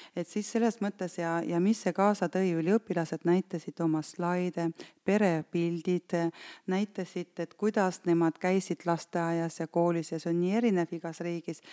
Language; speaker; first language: Estonian; non-native, local second language; Russian